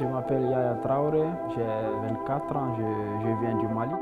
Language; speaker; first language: French; non-native, local second language; Bambara